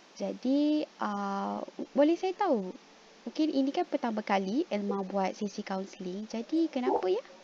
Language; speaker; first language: Malay; native; Malay